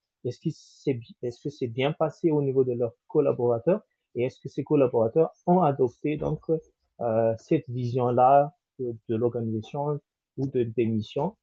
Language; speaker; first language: French; non-native, local second language; Malagasy